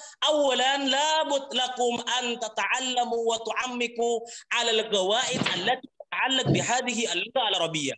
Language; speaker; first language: Arabic; non-native, learner; Indonesian